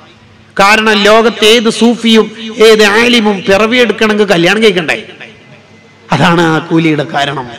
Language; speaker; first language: Malayalam; native; Malayalam